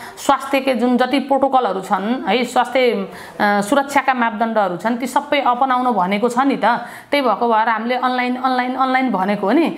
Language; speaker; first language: Nepali; native; Nepali